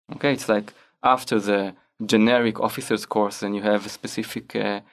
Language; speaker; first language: English; non-native, fluent; Hebrew